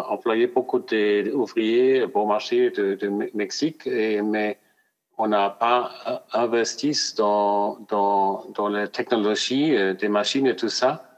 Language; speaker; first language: French; non-native, fluent; German